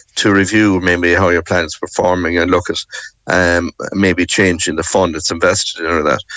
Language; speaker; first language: English; native; English